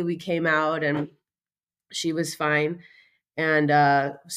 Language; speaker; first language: English; native; English